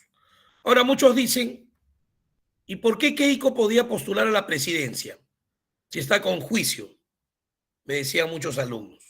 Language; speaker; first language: Spanish; native; Spanish